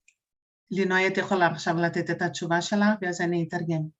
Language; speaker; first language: Hebrew; non-native, fluent; Portuguese